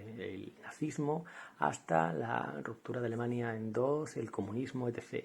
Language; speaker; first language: Spanish; native; Spanish